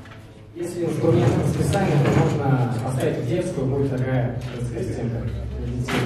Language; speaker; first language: Russian; native; Russian